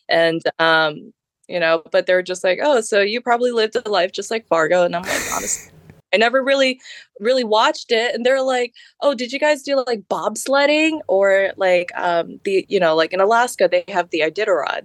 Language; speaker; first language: English; early bilingual, other home language; Khmer